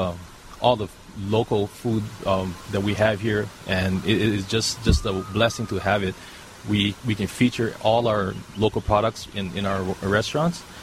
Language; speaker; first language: English; native; English